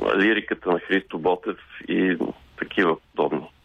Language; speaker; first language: Bulgarian; native; Bulgarian